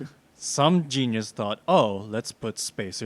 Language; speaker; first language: English; native; English